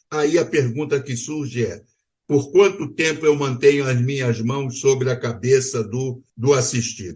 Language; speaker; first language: Portuguese; native; Portuguese